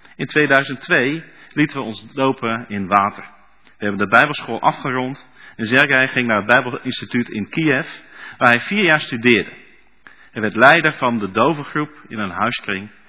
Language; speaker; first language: Dutch; non-native, learner; Russian